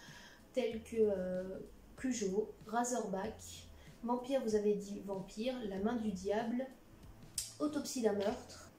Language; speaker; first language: French; native; French